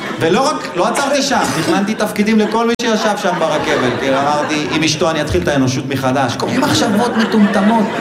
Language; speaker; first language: Hebrew; native; Hebrew